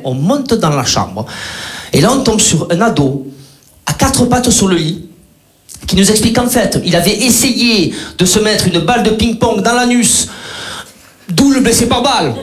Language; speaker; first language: French; native; French